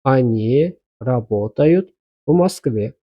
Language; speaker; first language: Russian; non-native, fluent; Azerbaijani